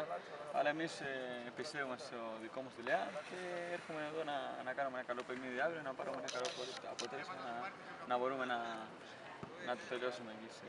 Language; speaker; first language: Greek; non-native, fluent; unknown